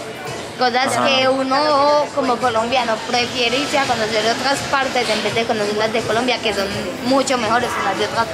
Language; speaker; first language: Spanish; native; Spanish